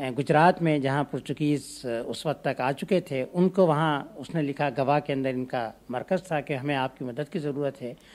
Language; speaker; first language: Urdu; native; Urdu